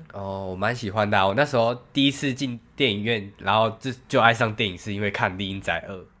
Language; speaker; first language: Chinese; native; Chinese